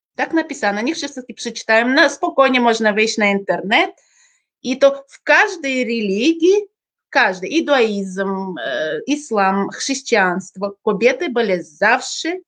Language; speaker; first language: Polish; non-native, learner; Uzbek